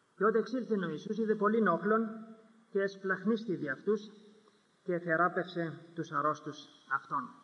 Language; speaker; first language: Greek; native; Greek